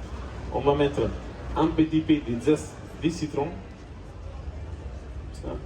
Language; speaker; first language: French; non-native, learner; Italian